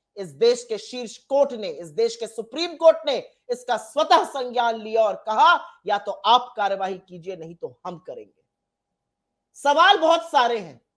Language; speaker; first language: Hindi; native; Hindi